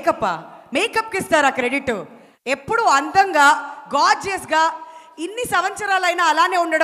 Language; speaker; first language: Telugu; native; Telugu